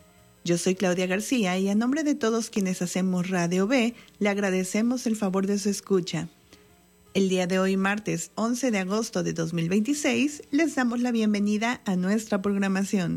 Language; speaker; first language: Spanish; native; Spanish